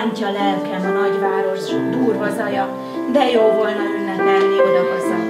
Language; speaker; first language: Hungarian; native; Hungarian